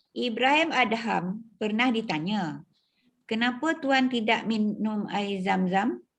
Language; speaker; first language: Malay; native; Malay